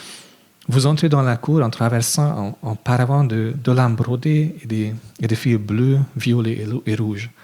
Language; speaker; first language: French; non-native, fluent; English